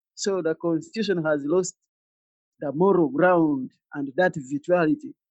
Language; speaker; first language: English; non-native, local second language; Ganda